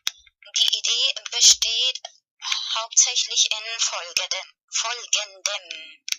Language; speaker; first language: German; non-native, fluent; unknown